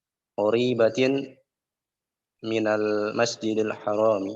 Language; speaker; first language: Arabic; non-native, learner; Indonesian